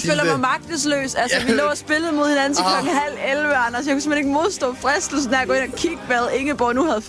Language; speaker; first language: Danish; native; Danish